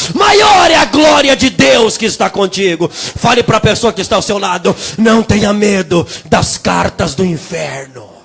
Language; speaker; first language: Portuguese; native; Portuguese